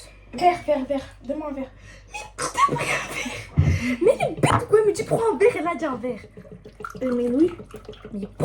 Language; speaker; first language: French; native; French